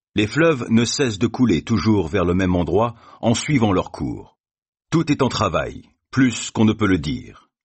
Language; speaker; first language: French; native; French